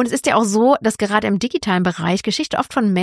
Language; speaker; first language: German; native; German